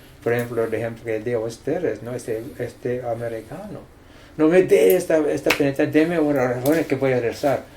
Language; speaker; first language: Spanish; non-native, fluent; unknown